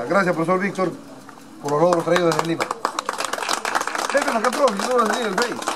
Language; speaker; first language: Spanish; native; Spanish